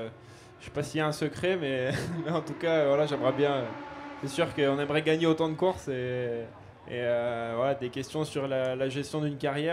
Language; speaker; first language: French; native; French